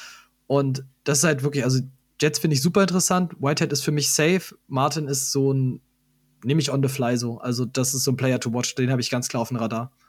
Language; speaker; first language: German; native; German